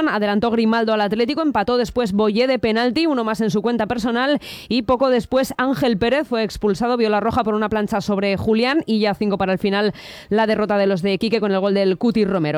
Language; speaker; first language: Spanish; native; Spanish